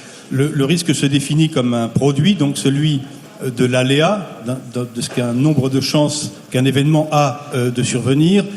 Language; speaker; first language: French; native; French